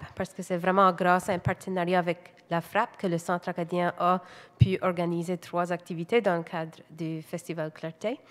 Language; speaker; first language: French; native; French